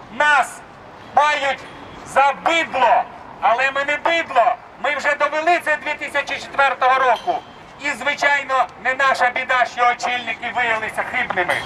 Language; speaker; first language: Ukrainian; native; Ukrainian